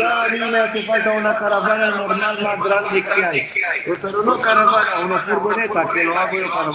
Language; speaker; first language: Spanish; non-native, learner; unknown